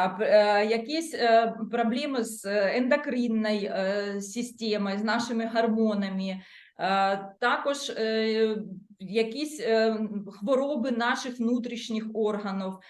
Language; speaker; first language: Ukrainian; non-native, local second language; Russian